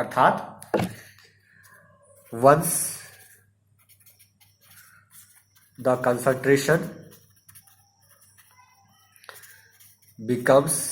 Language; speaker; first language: English; non-native, local second language; Hindi